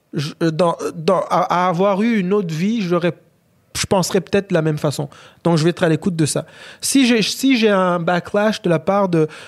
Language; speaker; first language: French; non-native, local second language; Kinyarwanda